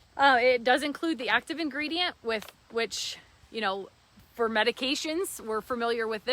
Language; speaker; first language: English; native; English